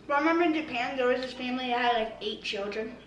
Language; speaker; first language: English; native; English